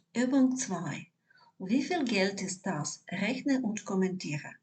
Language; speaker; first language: German; non-native, fluent; Ukrainian